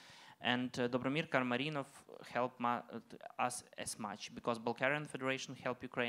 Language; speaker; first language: English; non-native, learner; Ukrainian